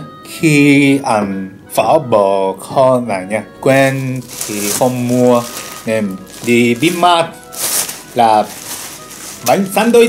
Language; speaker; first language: Vietnamese; non-native, learner; Japanese